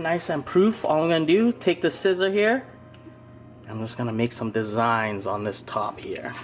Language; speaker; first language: English; native; English